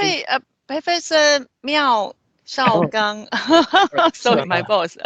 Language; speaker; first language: English; non-native, fluent; Chinese